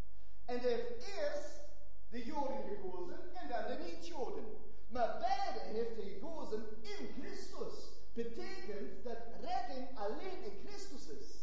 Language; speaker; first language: Dutch; non-native, fluent; German